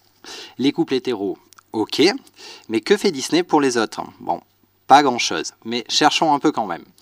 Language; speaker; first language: French; native; French